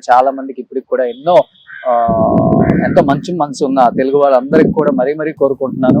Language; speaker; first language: Telugu; native; Telugu